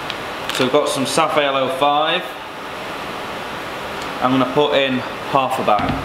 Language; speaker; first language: English; native; English